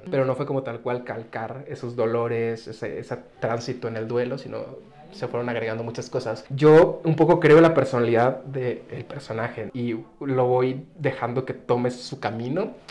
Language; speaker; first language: Spanish; native; Spanish